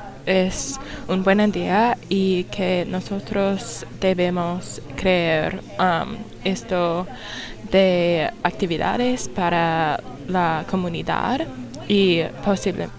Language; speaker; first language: Spanish; non-native, learner; English